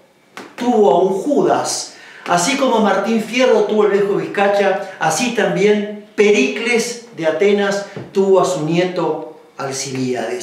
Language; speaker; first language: Spanish; native; Spanish